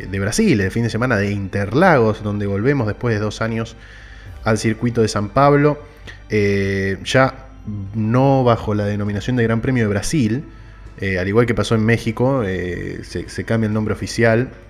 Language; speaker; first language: Spanish; native; Spanish